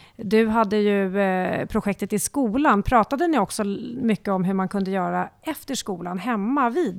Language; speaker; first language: Swedish; native; Swedish